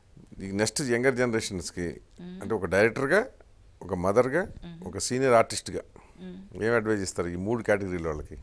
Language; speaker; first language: Telugu; native; Telugu